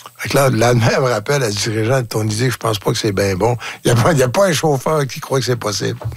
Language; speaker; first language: French; native; French